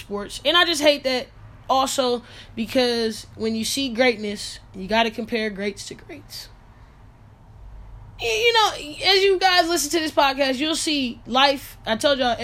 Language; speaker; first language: English; native; English